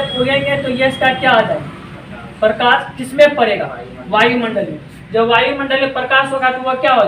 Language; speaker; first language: Hindi; native; Hindi